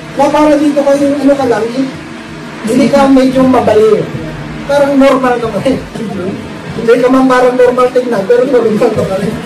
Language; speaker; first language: Filipino; non-native, local second language; Hiligaynon